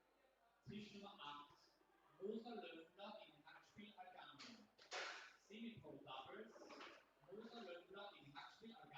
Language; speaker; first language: German; native; German